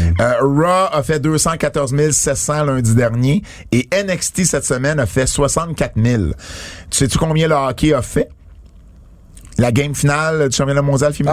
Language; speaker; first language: French; native; French